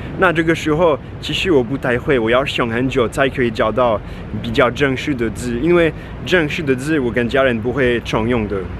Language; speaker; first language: Chinese; non-native, fluent; French